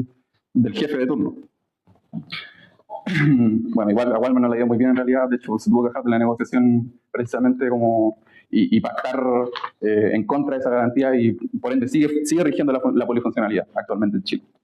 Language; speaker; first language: Spanish; native; Spanish